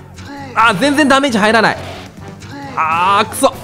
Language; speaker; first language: Japanese; native; Japanese